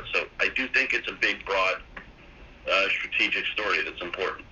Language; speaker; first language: English; native; English